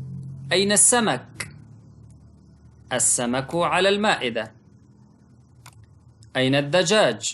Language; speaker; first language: Arabic; non-native, fluent; Pashto